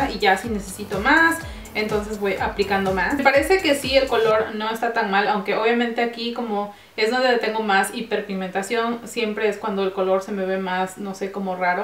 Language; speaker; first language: Spanish; early bilingual, heritage; Spanish